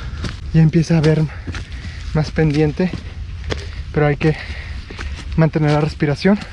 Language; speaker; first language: Spanish; native; Spanish